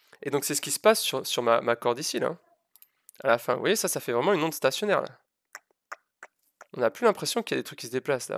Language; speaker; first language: French; native; French